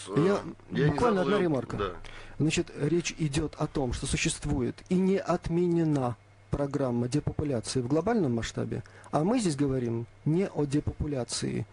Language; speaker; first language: Russian; native; Russian